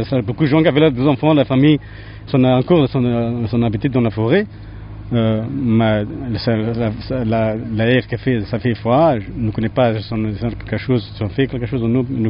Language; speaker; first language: French; non-native, learner; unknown